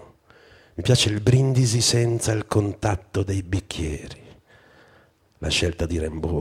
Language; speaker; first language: Italian; native; Italian